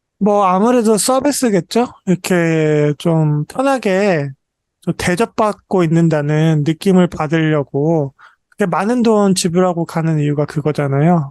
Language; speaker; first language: Korean; native; Korean